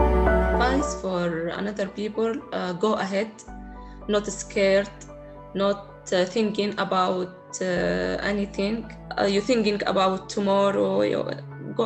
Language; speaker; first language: English; non-native, learner; Arabic